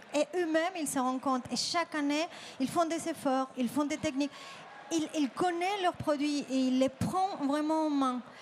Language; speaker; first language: French; non-native, fluent; Spanish